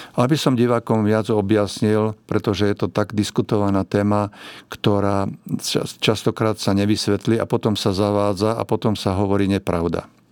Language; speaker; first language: Slovak; native; Slovak